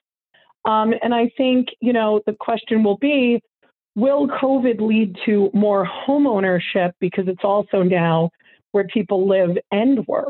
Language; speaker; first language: English; native; English